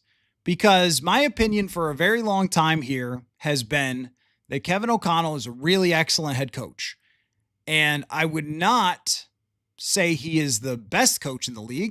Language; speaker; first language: English; native; English